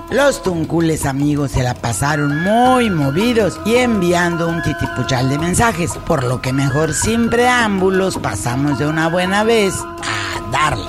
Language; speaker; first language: Spanish; native; Spanish